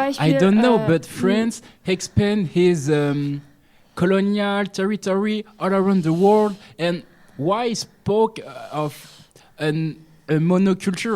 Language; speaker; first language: English; non-native, learner; French